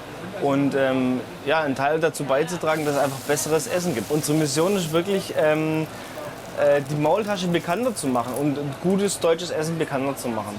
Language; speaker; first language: German; native; German